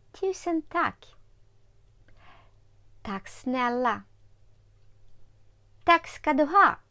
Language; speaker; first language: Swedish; non-native, learner; Ukrainian